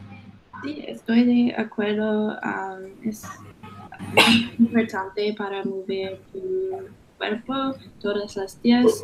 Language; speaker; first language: Spanish; non-native, learner; English